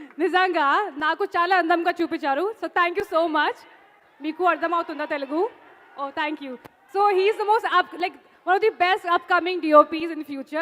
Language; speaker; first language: Telugu; non-native, fluent; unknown